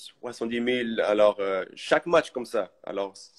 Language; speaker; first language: French; early bilingual, heritage; English